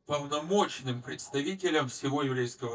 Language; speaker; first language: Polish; non-native, learner; Russian